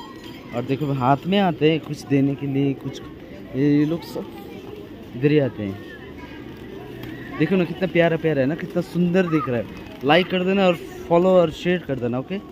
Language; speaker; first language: Hindi; non-native, local second language; Nepali